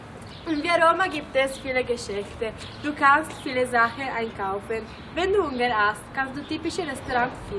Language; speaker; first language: German; non-native, learner; Italian